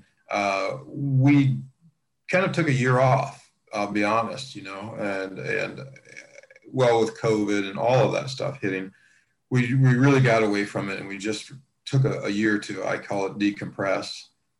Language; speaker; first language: English; native; English